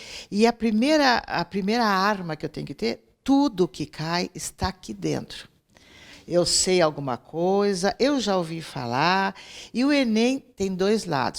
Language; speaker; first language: Portuguese; native; Portuguese